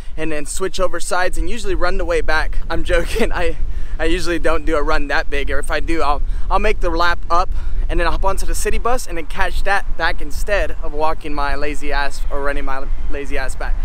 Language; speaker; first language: English; native; English